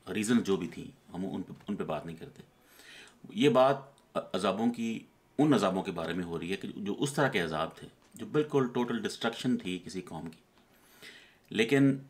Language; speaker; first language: Urdu; native; Urdu